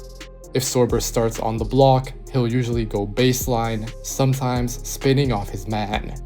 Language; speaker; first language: English; native; English